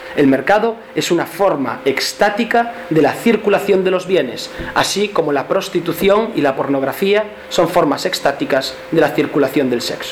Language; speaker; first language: Spanish; non-native, local second language; Galician